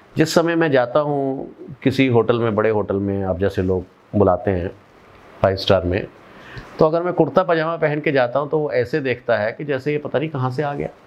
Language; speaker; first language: Hindi; non-native, local second language; Punjabi